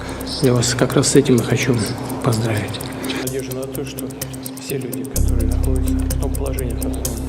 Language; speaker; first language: Russian; native; Russian